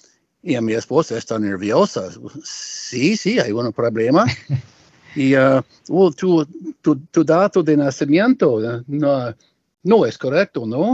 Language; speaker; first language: Spanish; non-native, learner; English